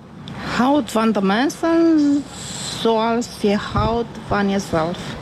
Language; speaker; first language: Dutch; non-native, learner; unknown